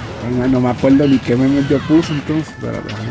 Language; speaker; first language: Spanish; native; Spanish